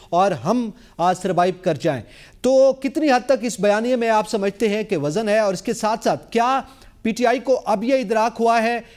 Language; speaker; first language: Urdu; native; Urdu